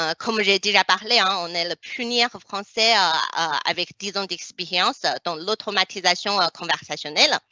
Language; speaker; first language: French; non-native, fluent; Chinese